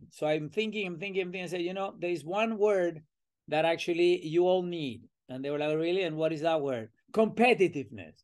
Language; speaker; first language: English; non-native, fluent; Spanish